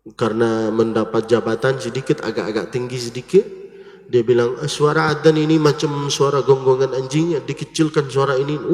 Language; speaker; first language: Malay; non-native, fluent; Arabic